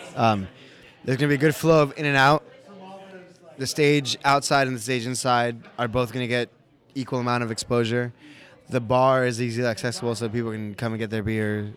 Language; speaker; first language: English; early bilingual, other home language; Spanish